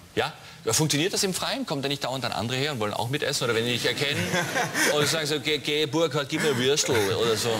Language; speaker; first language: German; native; German